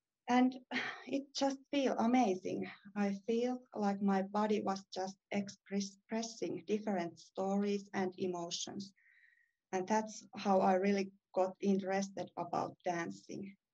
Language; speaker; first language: English; non-native, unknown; Finnish